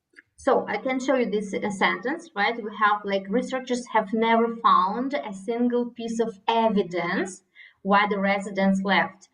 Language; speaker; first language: English; non-native, fluent; Russian